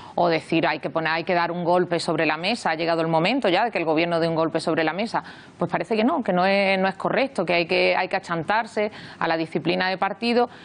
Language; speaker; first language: Spanish; native; Spanish